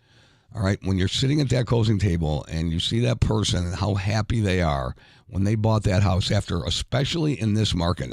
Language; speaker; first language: English; native; English